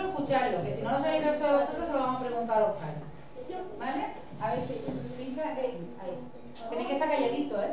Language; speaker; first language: Spanish; native; Spanish